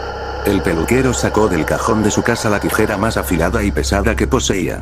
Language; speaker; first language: Spanish; native; Spanish